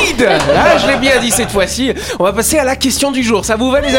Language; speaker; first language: French; native; French